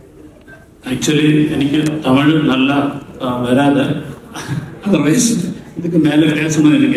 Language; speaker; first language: Tamil; non-native, learner; Malayalam